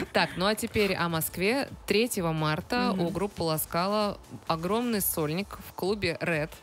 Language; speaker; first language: Russian; native; Russian